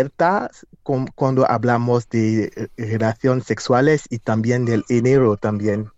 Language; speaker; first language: Spanish; non-native, fluent; English